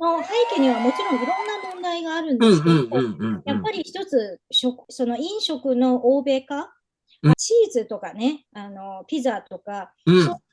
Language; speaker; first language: Japanese; native; Japanese